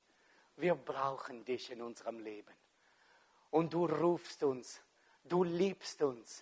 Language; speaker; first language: German; non-native, fluent; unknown